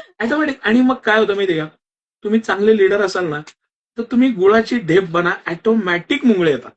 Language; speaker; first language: Marathi; non-native, local second language; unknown